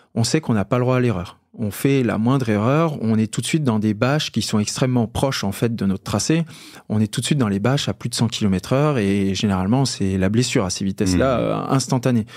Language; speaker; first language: French; native; French